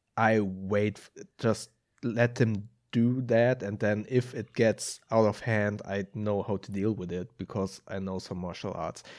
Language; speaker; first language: English; non-native, fluent; German